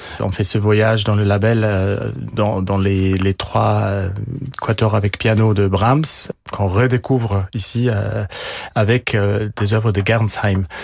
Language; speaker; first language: French; non-native, fluent; German